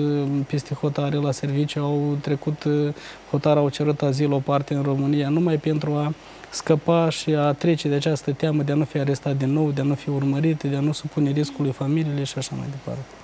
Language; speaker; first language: Romanian; native; Romanian